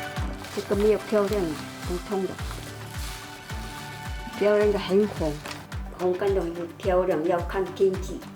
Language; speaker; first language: Chinese; non-native, local second language; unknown